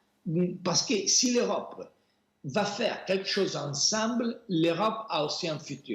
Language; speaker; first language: French; non-native, fluent; Italian